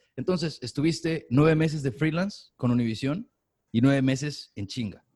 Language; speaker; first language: Spanish; native; Spanish